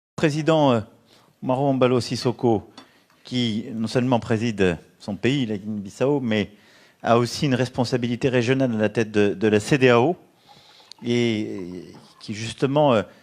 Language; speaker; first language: French; native; French